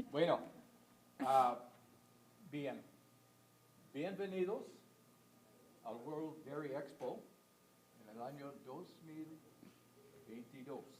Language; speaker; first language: Spanish; non-native, fluent; English